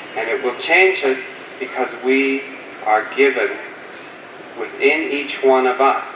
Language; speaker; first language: English; native; English